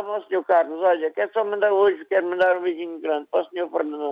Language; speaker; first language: Portuguese; native; Portuguese